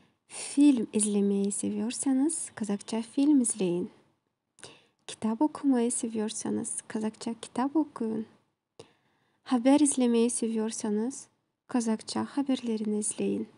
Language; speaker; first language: Turkish; non-native, learner; Kazakh